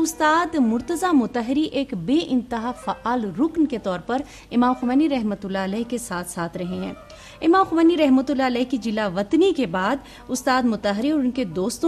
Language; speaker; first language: Urdu; native; Urdu